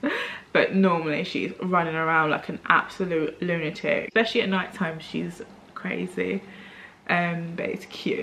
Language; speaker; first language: English; native; English